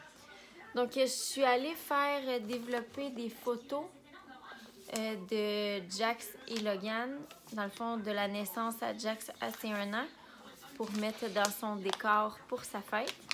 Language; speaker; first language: French; native; French